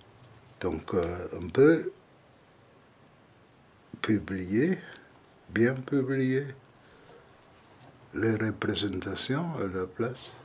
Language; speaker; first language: French; non-native, fluent; German